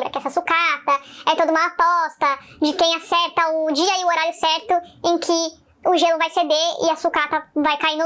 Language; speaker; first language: Portuguese; native; Portuguese